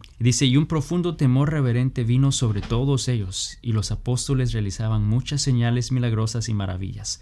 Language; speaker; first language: Spanish; native; Spanish